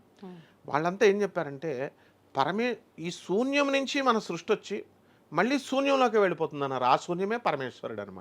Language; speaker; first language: Telugu; native; Telugu